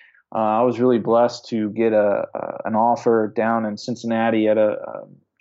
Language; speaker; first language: English; native; English